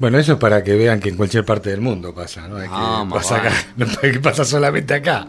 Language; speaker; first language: Spanish; native; Spanish